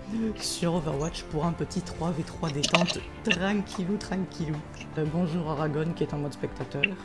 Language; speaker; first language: French; native; French